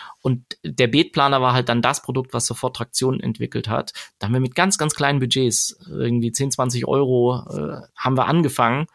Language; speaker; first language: German; native; German